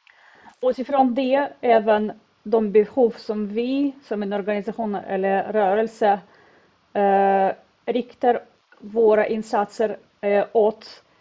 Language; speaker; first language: Swedish; non-native, fluent; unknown